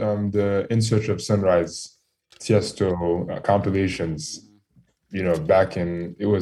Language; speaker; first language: English; non-native, fluent; French